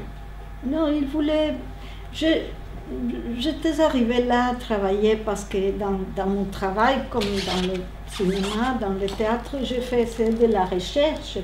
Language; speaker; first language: French; non-native, learner; Spanish